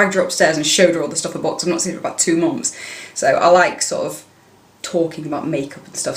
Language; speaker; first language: English; native; English